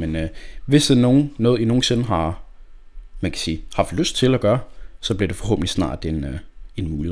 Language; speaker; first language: Danish; native; Danish